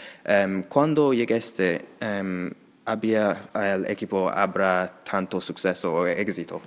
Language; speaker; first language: Spanish; non-native, learner; English